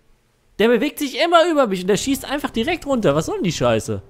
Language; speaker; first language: German; native; German